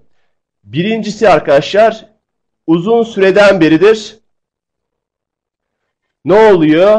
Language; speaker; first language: Turkish; native; Turkish